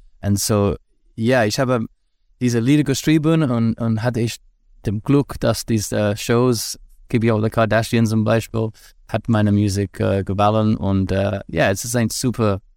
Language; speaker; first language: German; non-native, learner; English